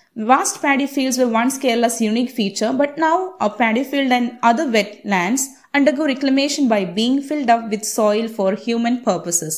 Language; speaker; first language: English; non-native, local second language; Malayalam